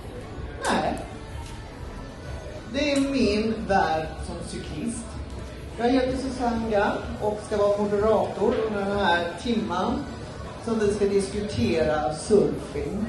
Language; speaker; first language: Swedish; native; Swedish